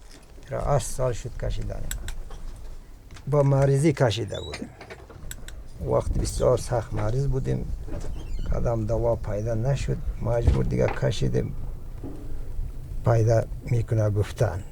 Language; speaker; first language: Persian; non-native, local second language; Kyrgyz